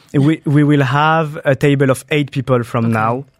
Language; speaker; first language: English; non-native, fluent; French